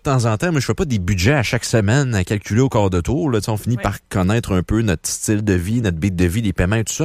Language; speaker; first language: French; native; French